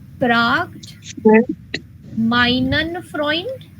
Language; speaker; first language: German; non-native, fluent; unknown